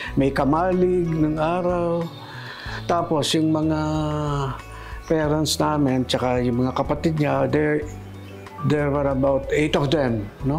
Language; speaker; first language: Filipino; native; Filipino